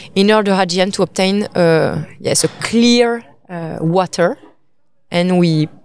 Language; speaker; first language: English; non-native, fluent; French